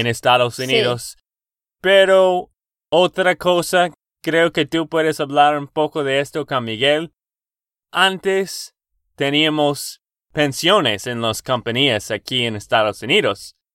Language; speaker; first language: Spanish; non-native, learner; English